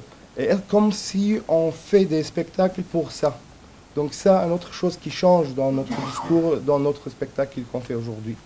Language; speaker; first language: French; non-native, fluent; Arabic